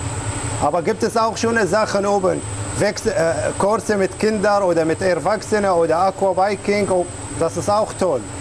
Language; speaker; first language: German; non-native, learner; Arabic